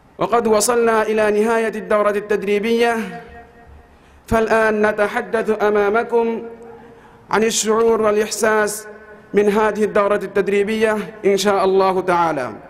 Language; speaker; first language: Arabic; non-native, fluent; Bangla